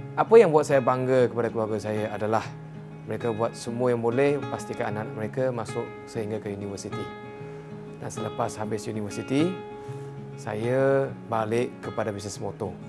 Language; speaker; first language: Malay; non-native, local second language; Chinese